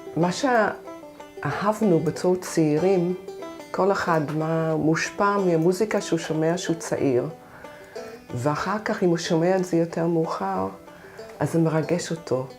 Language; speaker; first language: Hebrew; non-native, fluent; English